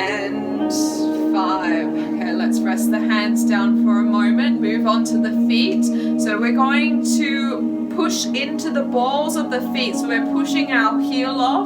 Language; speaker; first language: English; native; English